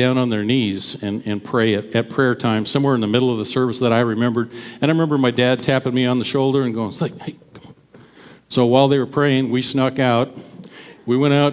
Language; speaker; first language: English; native; English